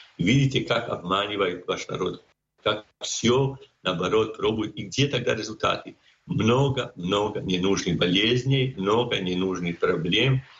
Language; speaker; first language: Russian; non-native, fluent; Croatian